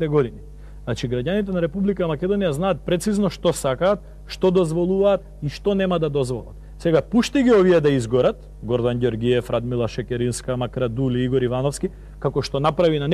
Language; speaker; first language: Macedonian; native; Macedonian